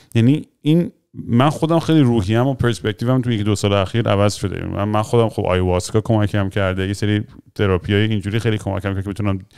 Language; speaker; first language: Persian; early bilingual, heritage; Persian